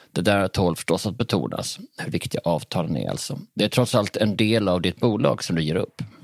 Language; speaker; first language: Swedish; native; Swedish